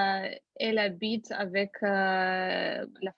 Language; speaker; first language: French; non-native, learner; Russian